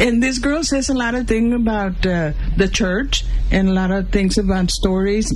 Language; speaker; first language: English; early bilingual, other home language; Spanish